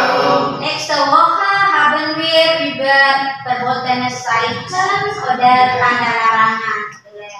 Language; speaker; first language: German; non-native, learner; Indonesian